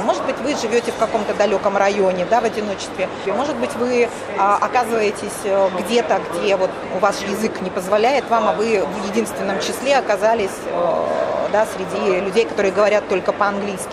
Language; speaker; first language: Russian; native; Russian